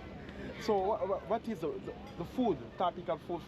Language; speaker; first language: English; non-native, learner; French